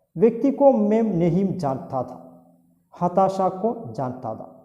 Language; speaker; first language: Hindi; non-native, local second language; Malayalam